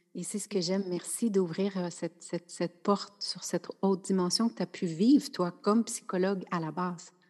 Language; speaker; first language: French; native; French